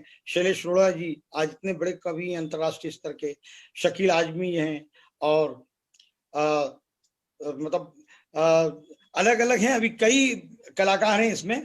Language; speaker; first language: Hindi; native; Hindi